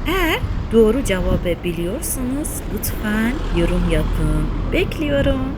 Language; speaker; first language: Turkish; non-native, fluent; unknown